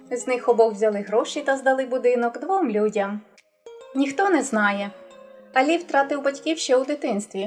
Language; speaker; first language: Ukrainian; native; Ukrainian